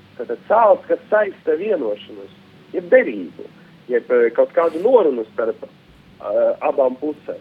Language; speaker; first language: Latvian; non-native, local second language; Russian